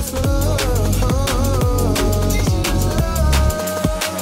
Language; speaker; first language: English; native; English